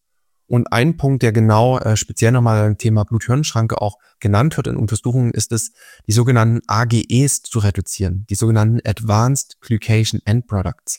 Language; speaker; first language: German; native; German